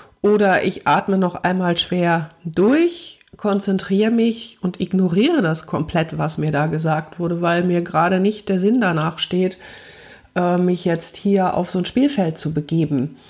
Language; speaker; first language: German; native; German